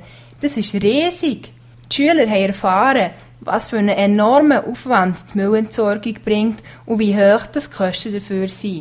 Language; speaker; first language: German; native; German